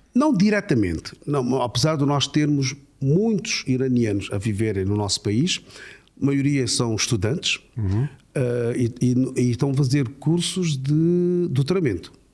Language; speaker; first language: Portuguese; native; Portuguese